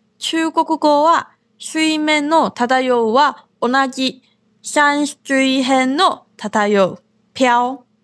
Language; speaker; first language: Japanese; non-native, fluent; Chinese